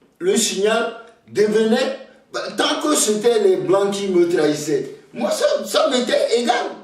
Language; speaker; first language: French; non-native, local second language; Ewe